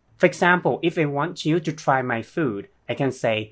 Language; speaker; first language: English; non-native, fluent; Thai